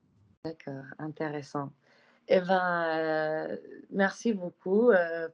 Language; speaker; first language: French; non-native, fluent; Spanish